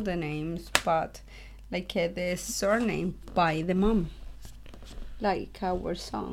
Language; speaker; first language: English; non-native, learner; Spanish